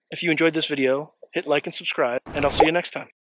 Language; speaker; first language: English; native; English